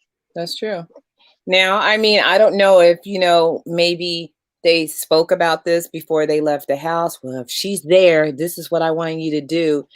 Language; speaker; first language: English; native; English